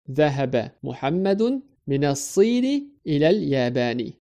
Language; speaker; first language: Arabic; non-native, fluent; English